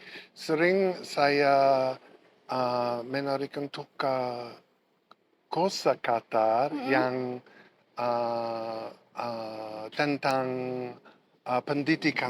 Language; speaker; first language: Indonesian; non-native, learner; English